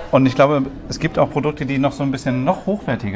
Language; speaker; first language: German; native; German